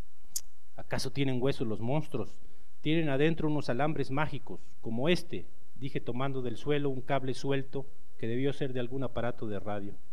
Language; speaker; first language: Spanish; native; Spanish